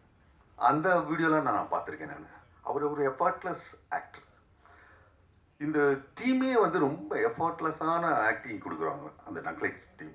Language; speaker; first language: Tamil; native; Tamil